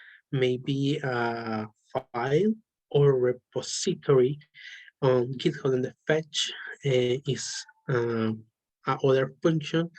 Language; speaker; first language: English; non-native, learner; Spanish